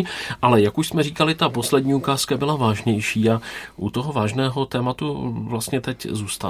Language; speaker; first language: Czech; native; Czech